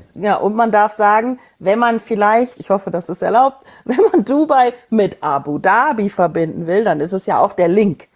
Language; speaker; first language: German; native; German